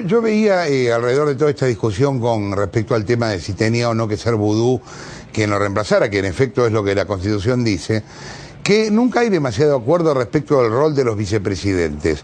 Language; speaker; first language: Spanish; native; Spanish